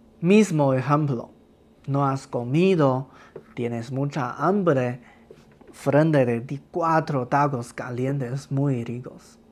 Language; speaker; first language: Spanish; non-native, learner; Chinese